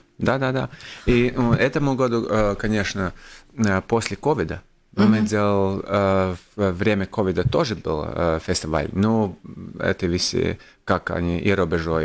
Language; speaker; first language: Russian; non-native, local second language; Latvian